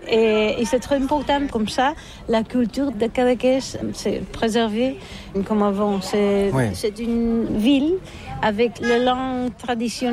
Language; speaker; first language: French; non-native, learner; Catalan